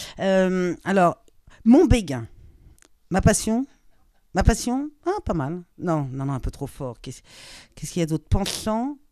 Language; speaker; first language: French; native; French